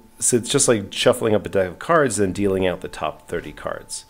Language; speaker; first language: English; native; English